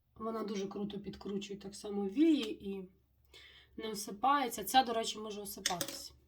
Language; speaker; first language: Ukrainian; non-native, local second language; Russian